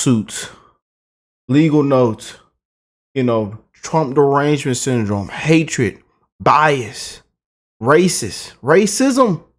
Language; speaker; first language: English; native; English